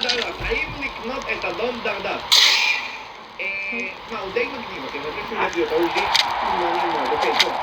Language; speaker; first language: Hebrew; native; Hebrew